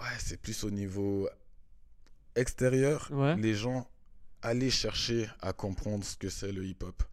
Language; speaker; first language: French; early bilingual, other home language; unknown